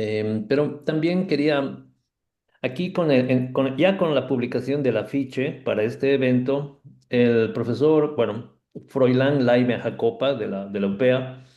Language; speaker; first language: Spanish; native; Spanish